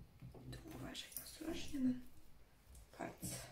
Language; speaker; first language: Polish; non-native, learner; Chinese